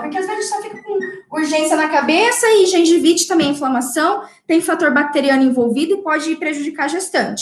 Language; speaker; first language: Portuguese; native; Portuguese